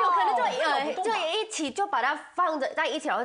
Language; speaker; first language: Chinese; non-native, fluent; Indonesian